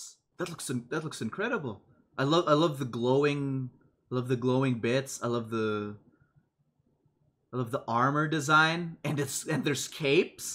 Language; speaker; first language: English; native; English